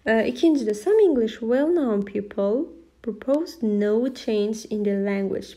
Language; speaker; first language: English; non-native, fluent; Azerbaijani